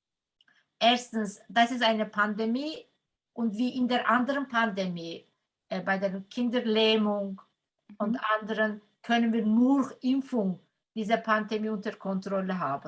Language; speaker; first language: German; non-native, fluent; Turkish